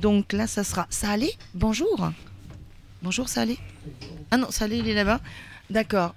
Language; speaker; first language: French; native; French